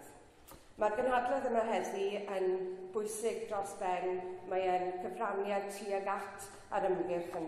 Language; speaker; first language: Welsh; non-native, local second language; English